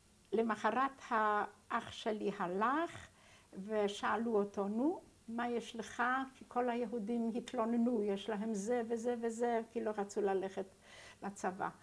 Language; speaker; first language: Hebrew; non-native, fluent; Yiddish